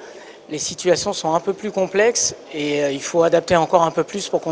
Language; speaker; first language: French; native; French